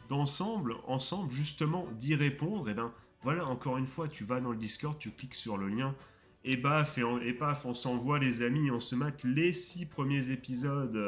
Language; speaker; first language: French; native; French